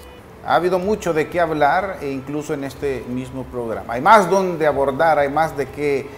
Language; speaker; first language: Spanish; native; Spanish